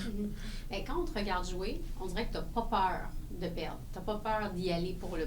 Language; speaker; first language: French; native; French